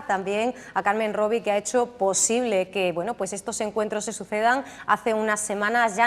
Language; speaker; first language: Spanish; native; Spanish